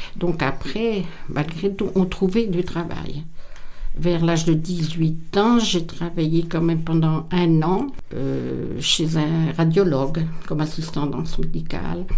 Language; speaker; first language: French; native; French